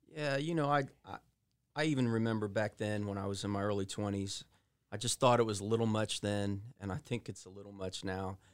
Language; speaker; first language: English; early bilingual, other home language; Italian